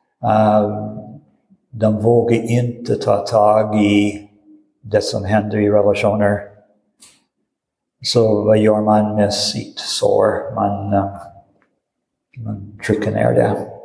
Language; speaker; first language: Swedish; non-native, fluent; English